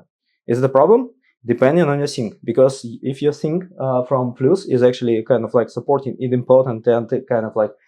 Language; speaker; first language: English; non-native, fluent; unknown